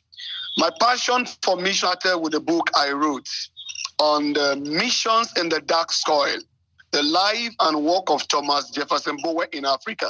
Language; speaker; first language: English; non-native, local second language; Yoruba